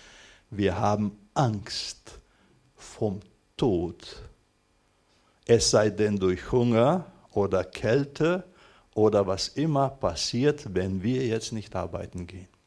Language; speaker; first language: German; non-native, fluent; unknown